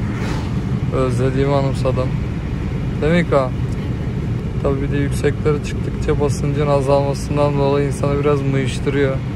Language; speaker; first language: Turkish; native; Turkish